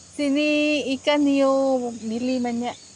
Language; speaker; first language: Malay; non-native, learner; Filipino